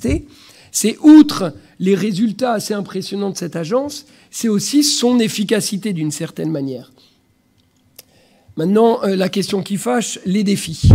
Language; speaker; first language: French; native; French